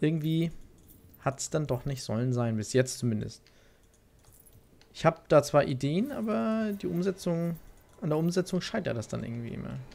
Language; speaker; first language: German; native; German